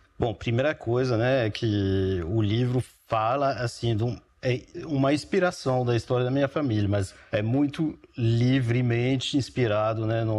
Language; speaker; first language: Portuguese; early bilingual, heritage; French